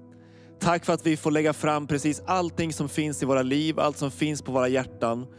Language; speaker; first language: Swedish; native; Swedish